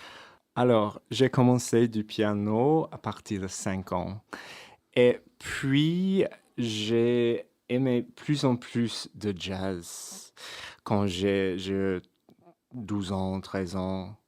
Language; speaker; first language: French; non-native, fluent; English